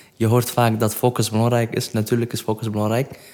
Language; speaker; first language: Dutch; non-native, fluent; Arabic